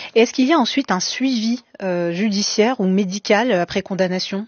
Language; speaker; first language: French; native; French